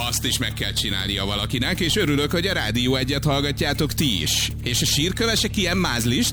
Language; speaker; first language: Hungarian; native; Hungarian